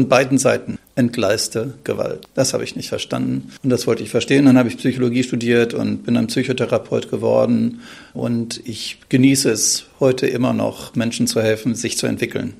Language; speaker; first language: German; native; German